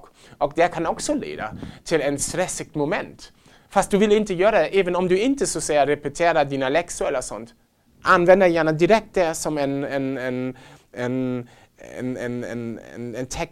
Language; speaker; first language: Swedish; non-native, fluent; German